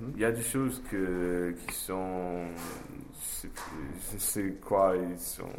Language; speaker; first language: French; non-native, fluent; English